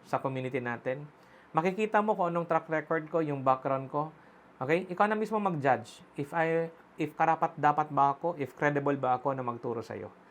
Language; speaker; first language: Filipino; non-native, local second language; Cebuano